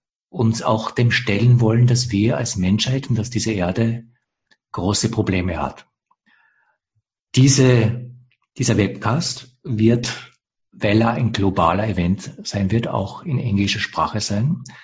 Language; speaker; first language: German; native; German